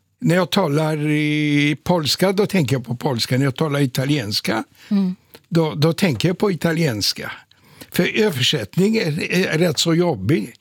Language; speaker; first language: Swedish; non-native, fluent; Polish